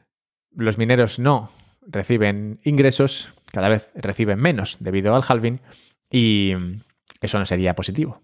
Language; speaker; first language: Spanish; native; Spanish